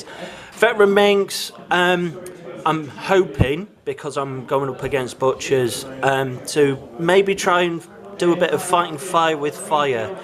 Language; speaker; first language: English; native; English